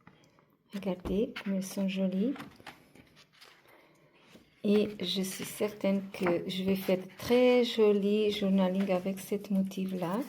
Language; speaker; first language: French; non-native, fluent; Portuguese